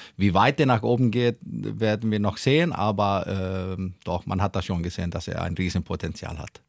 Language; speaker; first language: German; non-native, fluent; Icelandic